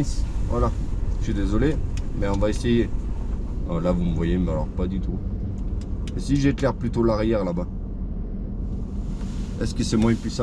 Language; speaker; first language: French; native; French